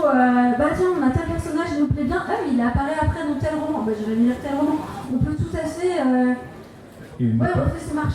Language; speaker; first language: French; native; French